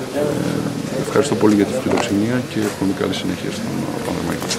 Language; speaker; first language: Greek; native; Greek